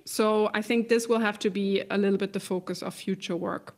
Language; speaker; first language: English; non-native, fluent; German